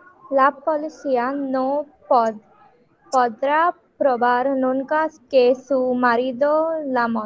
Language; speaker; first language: Spanish; non-native, learner; English